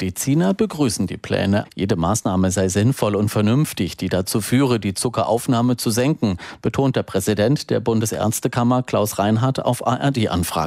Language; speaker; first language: German; native; German